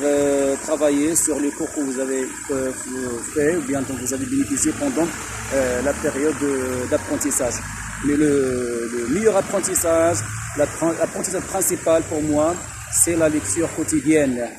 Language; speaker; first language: French; non-native, local second language; Arabic